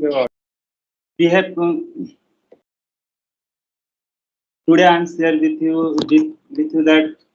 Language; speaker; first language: English; non-native, learner; Hindi